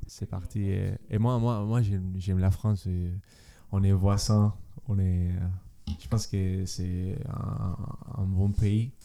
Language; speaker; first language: French; non-native, learner; Spanish